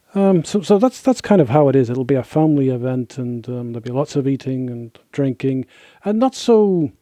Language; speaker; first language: English; native; English